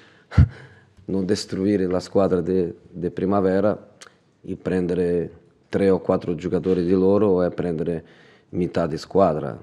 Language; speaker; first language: Italian; non-native, fluent; Portuguese